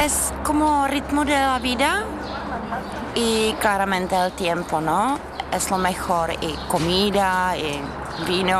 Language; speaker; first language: Spanish; non-native, fluent; Czech